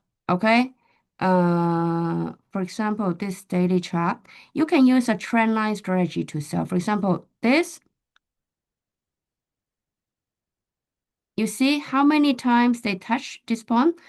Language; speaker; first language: English; non-native, fluent; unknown